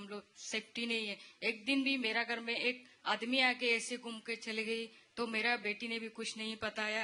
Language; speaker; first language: Hindi; non-native, learner; Rohingya